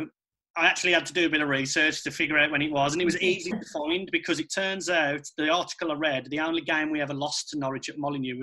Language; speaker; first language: English; native; English